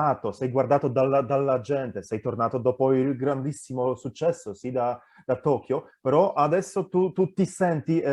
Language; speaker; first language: Italian; non-native, fluent; Polish